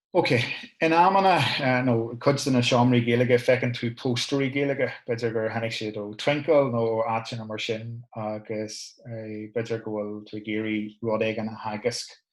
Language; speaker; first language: Irish; non-native, local second language; English